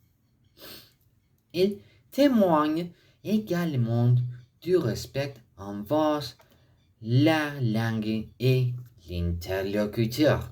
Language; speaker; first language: French; non-native, fluent; Spanish